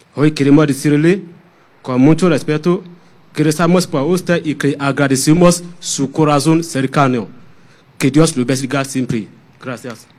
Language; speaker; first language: Spanish; non-native, fluent; Yoruba